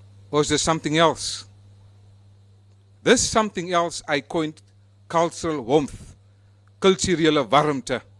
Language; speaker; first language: English; non-native, local second language; Afrikaans